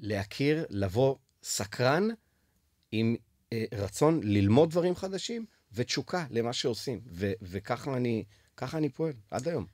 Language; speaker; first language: Hebrew; native; Hebrew